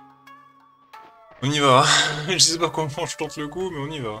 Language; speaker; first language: French; native; French